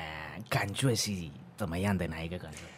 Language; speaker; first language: Chinese; non-native, learner; Spanish